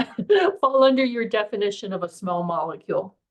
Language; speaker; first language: English; native; English